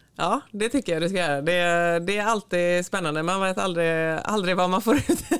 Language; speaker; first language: Swedish; native; Swedish